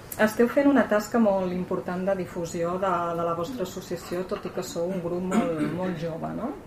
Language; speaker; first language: Catalan; native; Catalan